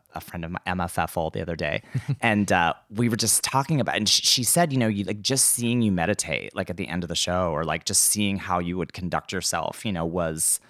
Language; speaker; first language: English; native; English